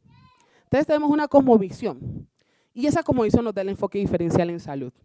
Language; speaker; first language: Spanish; native; Spanish